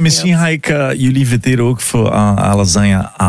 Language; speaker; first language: Dutch; non-native, fluent; Portuguese